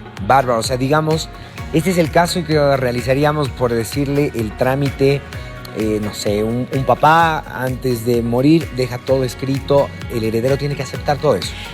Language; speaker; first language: Spanish; native; Spanish